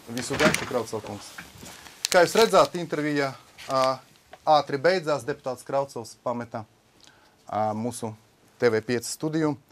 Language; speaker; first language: Latvian; non-native, local second language; Russian